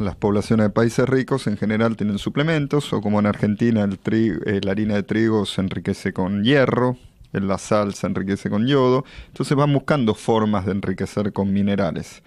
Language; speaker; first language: Spanish; native; Spanish